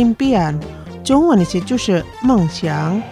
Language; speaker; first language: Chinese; non-native, fluent; Indonesian